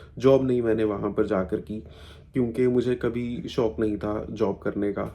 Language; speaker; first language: Urdu; native; Urdu